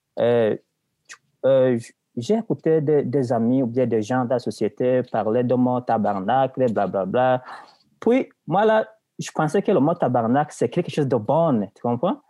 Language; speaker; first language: French; non-native, local second language; Rundi